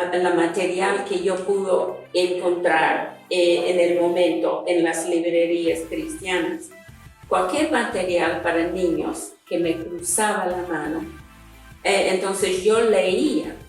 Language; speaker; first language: Spanish; non-native, fluent; English